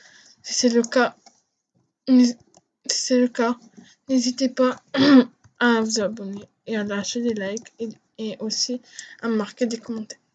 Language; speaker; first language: French; native; French